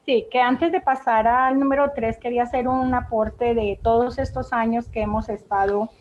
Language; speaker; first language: Spanish; native; Spanish